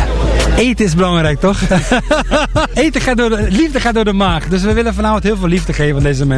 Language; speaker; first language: Dutch; native; Dutch